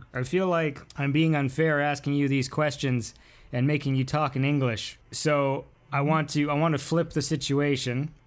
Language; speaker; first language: English; native; English